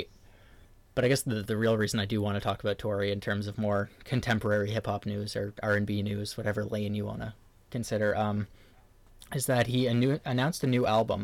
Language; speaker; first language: English; native; English